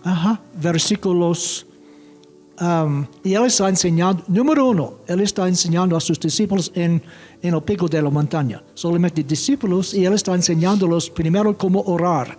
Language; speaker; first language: Spanish; non-native, fluent; English